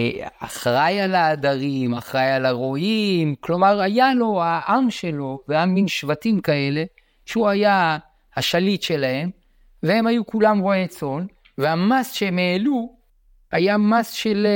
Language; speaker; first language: Hebrew; native; Hebrew